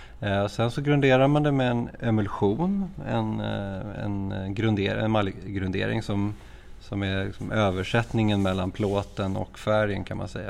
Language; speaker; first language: Swedish; native; Swedish